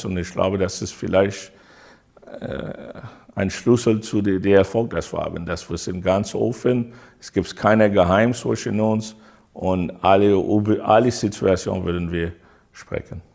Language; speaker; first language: German; non-native, fluent; English